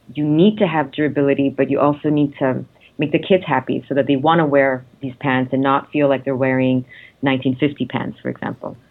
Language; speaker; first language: English; non-native, fluent; Italian